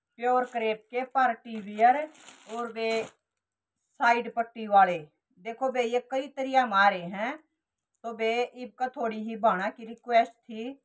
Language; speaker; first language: Hindi; native; Hindi